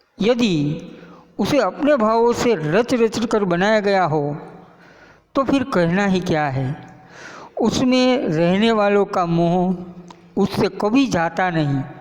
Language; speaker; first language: Hindi; non-native, local second language; Gujarati